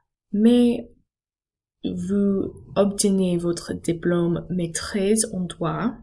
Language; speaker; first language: French; non-native, learner; English